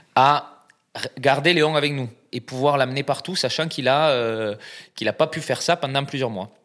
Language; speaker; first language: French; native; French